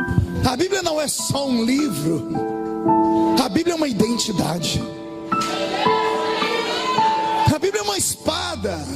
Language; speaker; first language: Portuguese; native; Portuguese